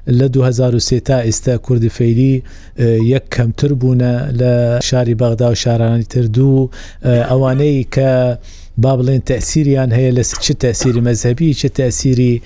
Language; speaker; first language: Central Kurdish; non-native, local second language; Southern Kurdish